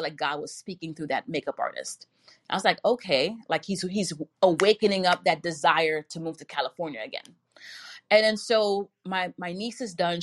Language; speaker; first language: English; native; English